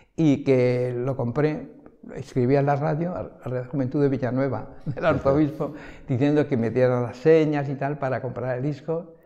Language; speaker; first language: Spanish; native; Spanish